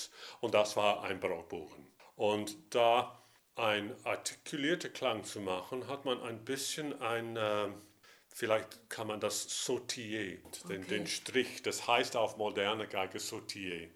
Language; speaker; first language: German; non-native, fluent; English